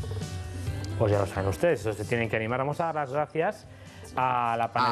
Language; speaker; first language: Spanish; native; Spanish